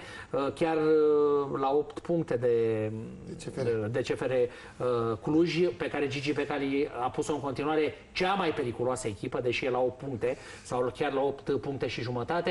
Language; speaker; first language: Romanian; native; Romanian